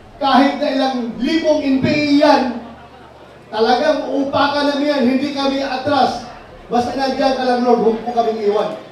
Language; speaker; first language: Filipino; non-native, local second language; Cebuano